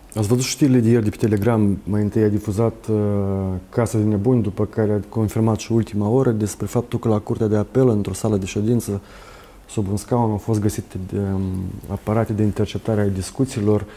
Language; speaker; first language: Romanian; native; Romanian